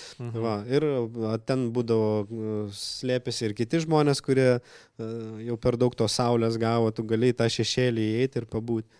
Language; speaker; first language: Lithuanian; non-native, local second language; Russian